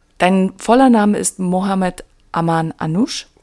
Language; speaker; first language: German; native; German